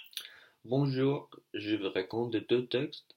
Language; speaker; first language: French; non-native, learner; Danish